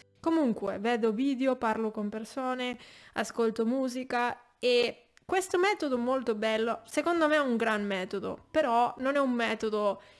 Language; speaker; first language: Italian; non-native, fluent; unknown